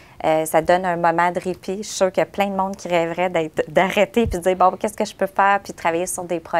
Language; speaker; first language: French; native; French